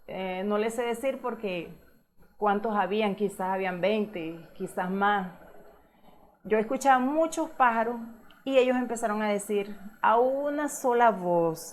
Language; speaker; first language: Spanish; native; Spanish